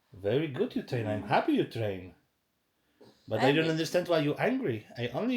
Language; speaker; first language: English; non-native, learner; Polish